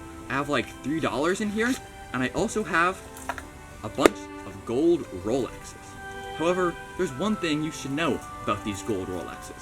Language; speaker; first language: English; native; English